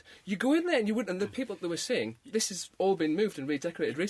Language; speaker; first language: English; native; English